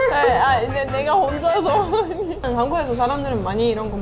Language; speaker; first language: Korean; non-native, fluent; Estonian